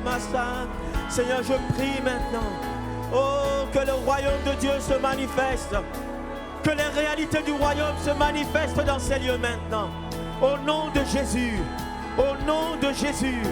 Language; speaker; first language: French; native; French